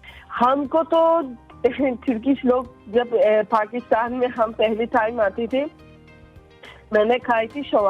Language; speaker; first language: Hindi; non-native, fluent; Turkish